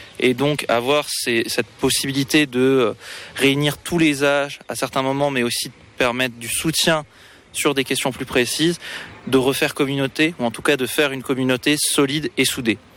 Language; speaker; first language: French; native; French